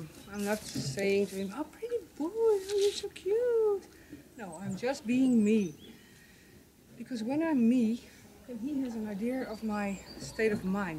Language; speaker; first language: English; non-native, fluent; Dutch